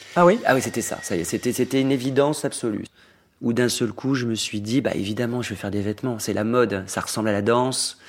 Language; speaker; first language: French; native; French